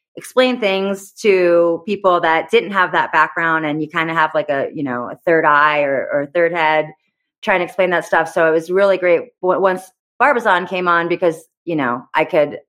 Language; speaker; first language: English; native; English